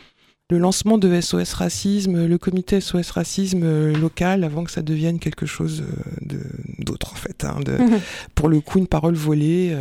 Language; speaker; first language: French; native; French